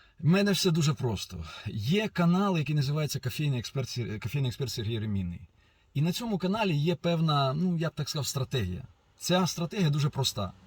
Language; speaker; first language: Ukrainian; non-native, local second language; Russian